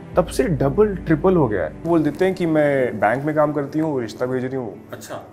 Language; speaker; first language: Hindi; native; Hindi